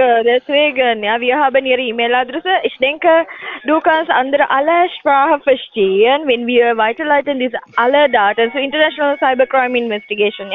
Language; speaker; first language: German; non-native, learner; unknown